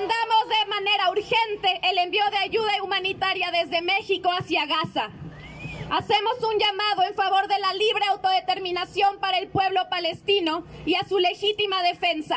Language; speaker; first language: Spanish; native; Spanish